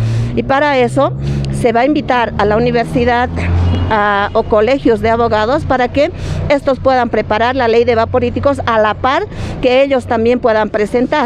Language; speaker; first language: Spanish; native; Spanish